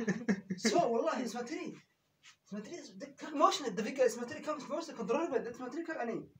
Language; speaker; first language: Russian; non-native, learner; Turkish